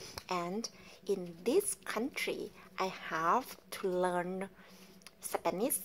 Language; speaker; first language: English; non-native, learner; Thai